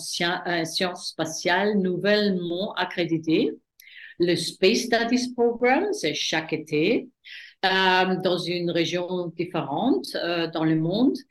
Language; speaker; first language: French; non-native, fluent; German